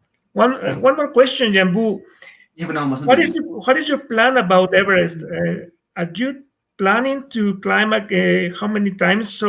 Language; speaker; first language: English; non-native, fluent; Spanish